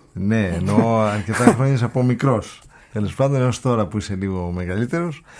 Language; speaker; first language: Greek; native; Greek